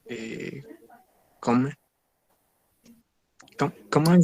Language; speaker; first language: French; non-native, learner; Spanish